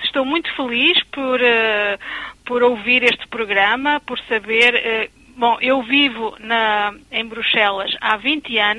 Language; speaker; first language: Portuguese; early bilingual, other home language; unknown